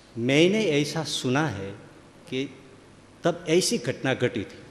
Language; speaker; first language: Hindi; non-native, local second language; Gujarati